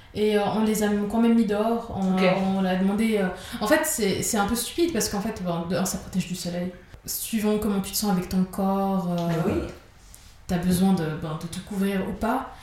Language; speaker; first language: French; native; French